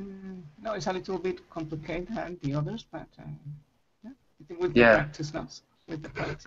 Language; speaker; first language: English; non-native, learner; Spanish